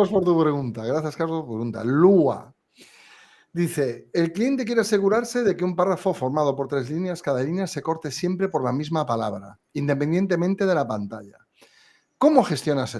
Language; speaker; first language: Spanish; native; Spanish